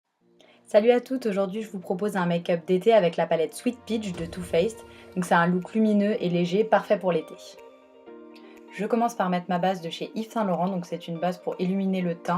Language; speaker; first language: French; native; French